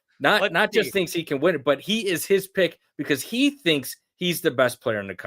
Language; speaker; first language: English; native; English